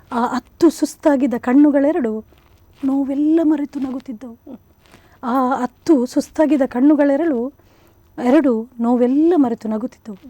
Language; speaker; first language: Kannada; non-native, local second language; Konkani